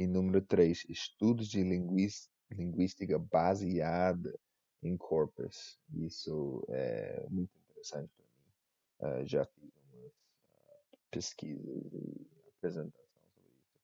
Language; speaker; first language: Portuguese; non-native, fluent; English